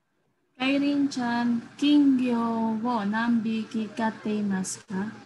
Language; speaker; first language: Japanese; non-native, learner; Filipino